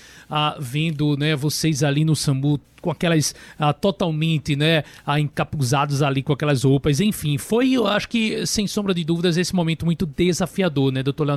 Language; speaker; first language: Portuguese; native; Portuguese